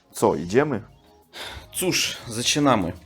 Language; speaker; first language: Polish; non-native, learner; Russian